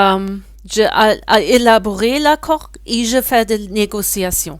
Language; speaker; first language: French; non-native, learner; German